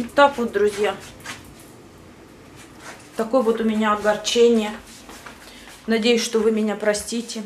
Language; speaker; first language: Russian; native; Russian